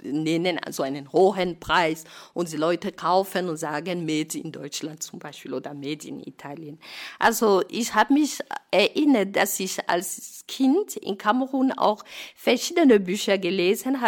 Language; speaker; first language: German; non-native, fluent; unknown